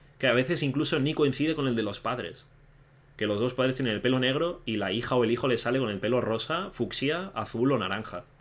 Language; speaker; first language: Spanish; native; Spanish